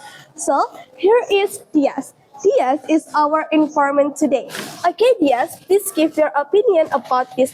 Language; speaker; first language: English; non-native, learner; Indonesian